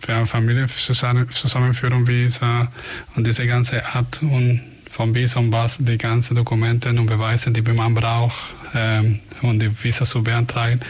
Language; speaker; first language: German; non-native, fluent; Spanish